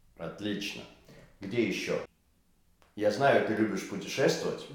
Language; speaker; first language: Russian; native; Russian